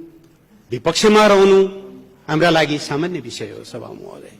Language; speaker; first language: Nepali; native; Nepali